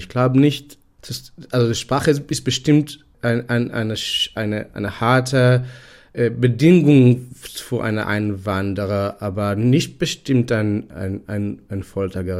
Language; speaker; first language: German; non-native, fluent; Hebrew